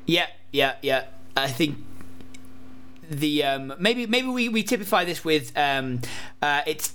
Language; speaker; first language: English; native; English